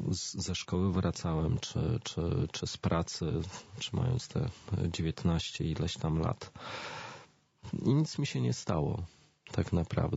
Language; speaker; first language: Polish; native; Polish